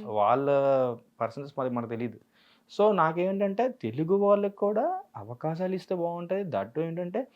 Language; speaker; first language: Telugu; native; Telugu